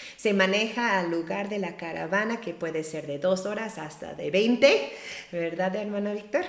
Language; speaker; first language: Spanish; non-native, fluent; English